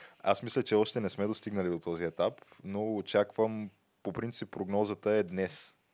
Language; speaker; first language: Bulgarian; native; Bulgarian